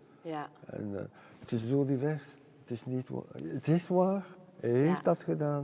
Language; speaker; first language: Dutch; non-native, local second language; French